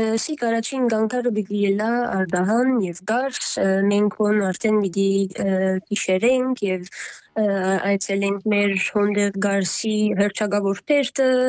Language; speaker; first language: Armenian; early bilingual, heritage; Armenian